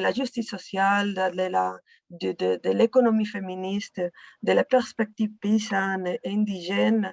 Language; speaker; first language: French; non-native, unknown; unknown